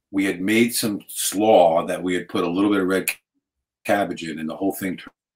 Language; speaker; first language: English; native; English